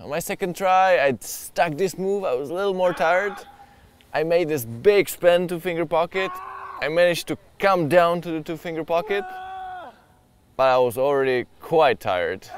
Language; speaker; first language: English; non-native, fluent; Czech